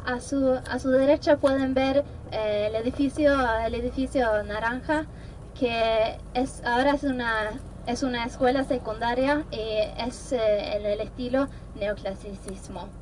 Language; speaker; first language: Spanish; non-native, fluent; Norwegian